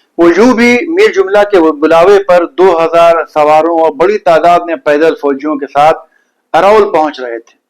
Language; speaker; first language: Urdu; native; Urdu